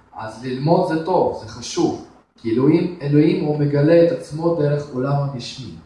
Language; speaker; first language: Hebrew; non-native, fluent; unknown